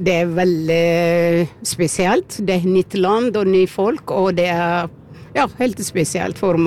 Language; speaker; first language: Norwegian; non-native, learner; Amharic